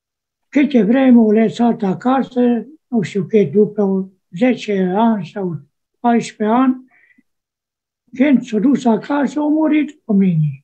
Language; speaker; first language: Romanian; non-native, local second language; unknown